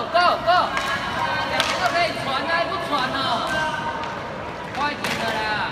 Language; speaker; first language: Chinese; native; Chinese